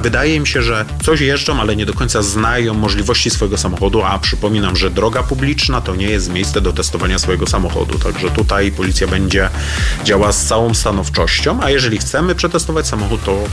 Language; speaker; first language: Polish; native; Polish